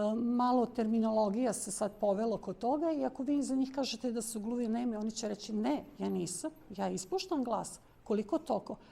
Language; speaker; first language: Bosnian; non-native, local second language; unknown